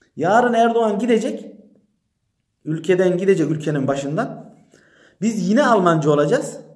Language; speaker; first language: Turkish; native; Turkish